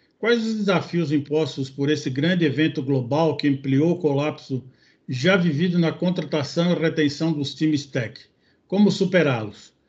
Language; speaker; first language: Portuguese; native; Portuguese